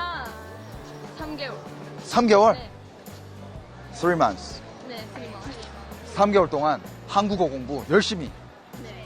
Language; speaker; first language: Korean; non-native, fluent; Chinese